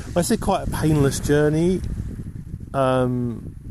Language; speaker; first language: English; native; English